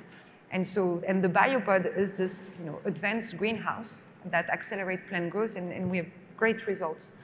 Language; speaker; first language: English; non-native, fluent; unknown